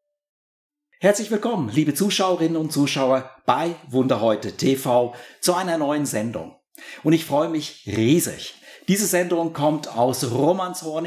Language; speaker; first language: German; native; German